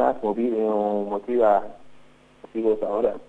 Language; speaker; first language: Spanish; non-native, learner; Yoruba